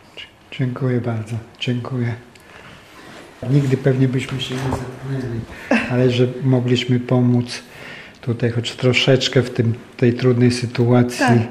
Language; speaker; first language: Ukrainian; non-native, learner; Polish